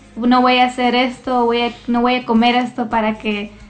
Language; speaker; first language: Spanish; early bilingual, heritage; Spanish